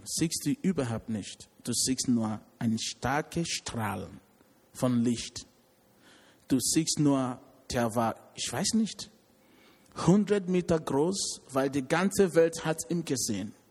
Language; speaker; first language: German; non-native, learner; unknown